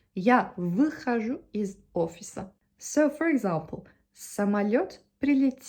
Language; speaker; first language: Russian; non-native, fluent; Turkish